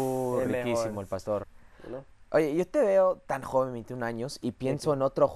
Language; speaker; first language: Spanish; native; Spanish